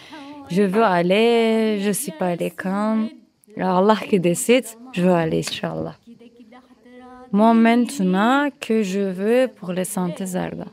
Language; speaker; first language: French; non-native, learner; Turkish